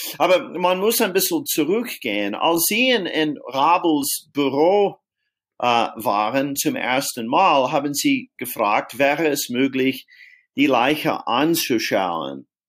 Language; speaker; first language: German; non-native, fluent; English